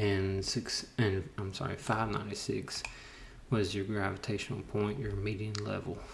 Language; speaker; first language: English; native; English